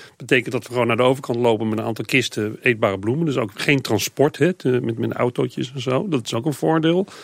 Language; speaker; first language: Dutch; native; Dutch